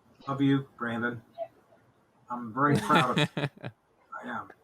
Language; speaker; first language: English; native; English